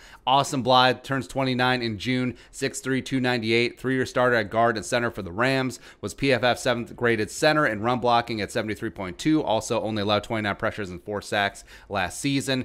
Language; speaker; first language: English; native; English